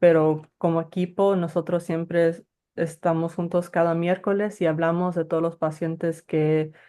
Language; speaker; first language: Spanish; early bilingual, heritage; Spanish